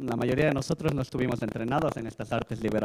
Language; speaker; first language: Spanish; native; Spanish